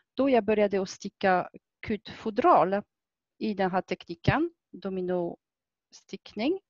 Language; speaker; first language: Swedish; non-native, fluent; French